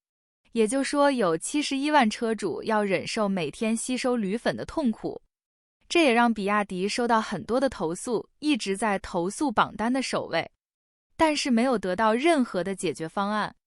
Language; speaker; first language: Chinese; native; Chinese